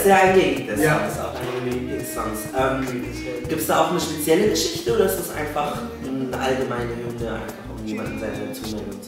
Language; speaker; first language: German; native; German